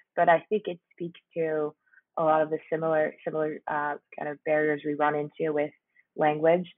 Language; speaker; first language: English; early bilingual, other home language; Spanish